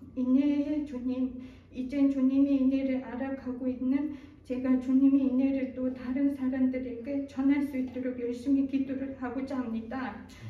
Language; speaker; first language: Korean; non-native, fluent; Mongolian